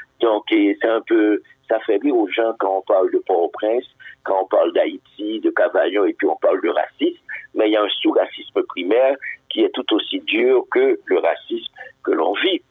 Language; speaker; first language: French; non-native, local second language; Haitian Creole